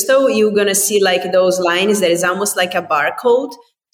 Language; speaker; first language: English; non-native, fluent; Portuguese